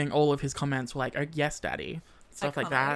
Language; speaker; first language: English; native; English